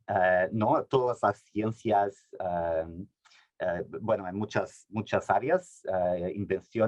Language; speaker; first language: Spanish; non-native, fluent; Portuguese